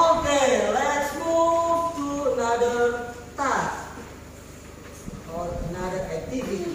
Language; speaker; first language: English; non-native, fluent; Indonesian